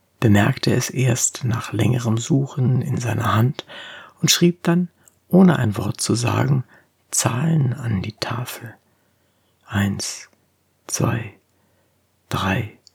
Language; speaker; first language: German; native; German